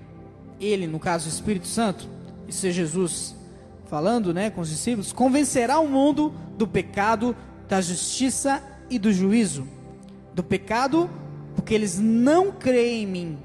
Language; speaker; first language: Portuguese; native; Portuguese